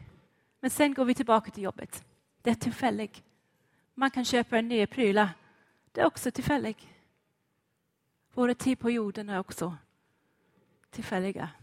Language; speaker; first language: Swedish; non-native, fluent; English